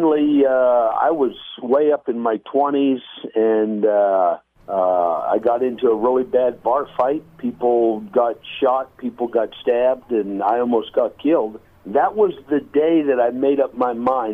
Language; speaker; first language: English; native; English